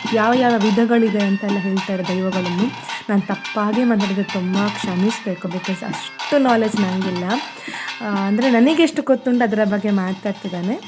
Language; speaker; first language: Kannada; non-native, local second language; Tulu